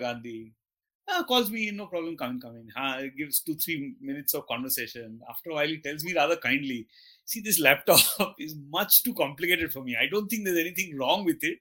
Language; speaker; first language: English; non-native, local second language; Bangla